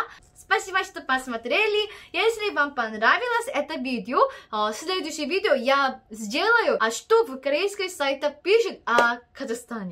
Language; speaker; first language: Russian; non-native, learner; Korean